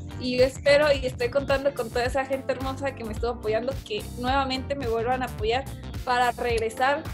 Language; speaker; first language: Spanish; native; Spanish